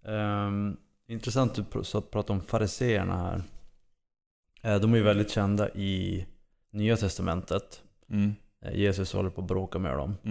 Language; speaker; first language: Swedish; native; Swedish